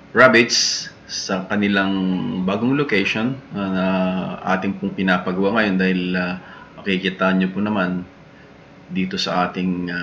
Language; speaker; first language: Filipino; non-native, local second language; Iloko